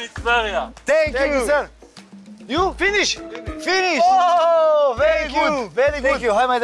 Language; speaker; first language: English; non-native, learner; Romanian